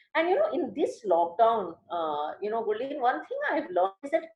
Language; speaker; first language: English; early bilingual, other home language; Hindi